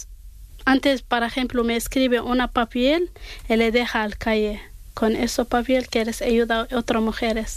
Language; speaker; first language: Spanish; non-native, learner; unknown